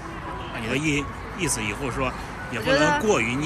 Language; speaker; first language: Chinese; native; Chinese